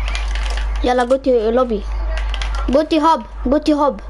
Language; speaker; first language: Swedish; early bilingual, other home language; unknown